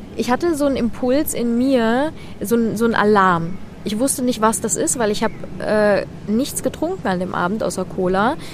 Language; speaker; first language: German; early bilingual, other home language; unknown